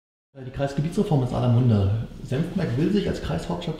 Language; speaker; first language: German; native; German